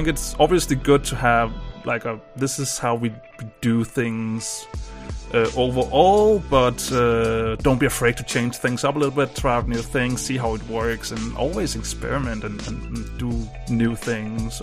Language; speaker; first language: English; non-native, fluent; Danish